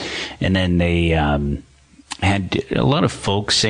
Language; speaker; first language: English; native; English